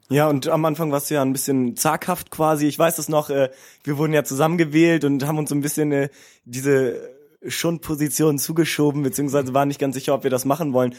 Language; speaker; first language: German; native; German